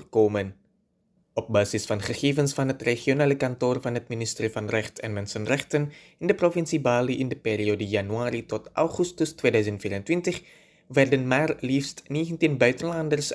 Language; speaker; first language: Dutch; non-native, fluent; Indonesian